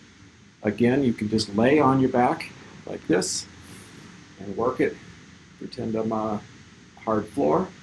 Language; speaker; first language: English; native; English